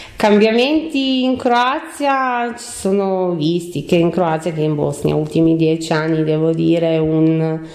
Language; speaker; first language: Italian; non-native, fluent; Croatian